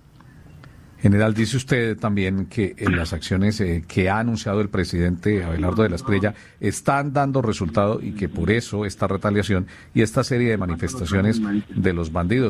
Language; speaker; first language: Spanish; native; Spanish